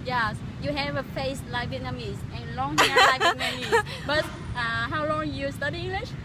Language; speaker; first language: English; non-native, learner; Vietnamese